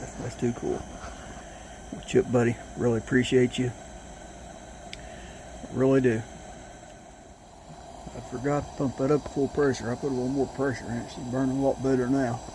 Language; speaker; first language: English; native; English